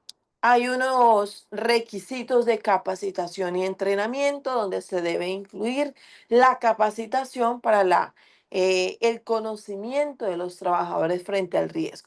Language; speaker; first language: Spanish; native; Spanish